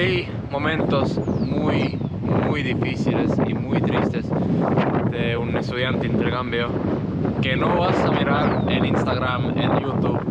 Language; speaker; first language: Spanish; non-native, learner; Estonian